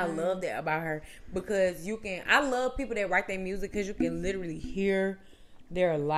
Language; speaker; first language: English; native; English